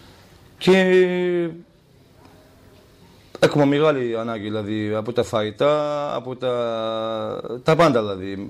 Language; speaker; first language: Greek; non-native, learner; Kurdish